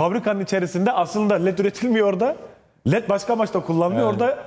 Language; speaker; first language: Turkish; native; Turkish